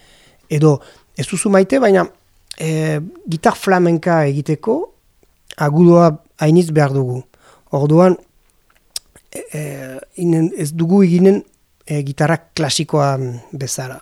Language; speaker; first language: Basque; non-native, learner; French